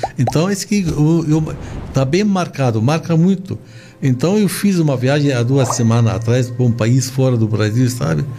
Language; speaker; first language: Portuguese; non-native, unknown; Arabic